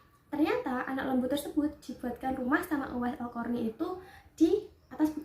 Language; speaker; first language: Indonesian; native; Indonesian